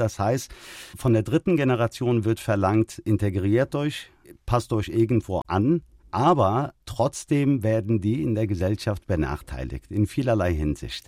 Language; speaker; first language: German; early bilingual, other home language; Turkish